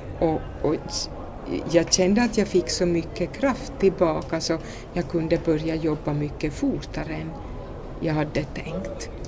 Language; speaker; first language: Swedish; native; Swedish